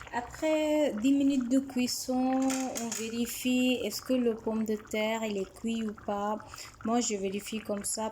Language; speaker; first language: French; non-native, fluent; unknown